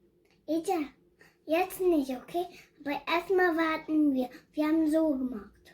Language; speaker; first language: German; early bilingual, other home language; Mongolian